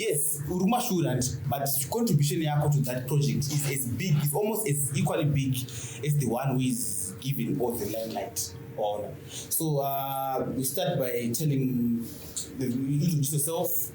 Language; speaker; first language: English; non-native, local second language; Shona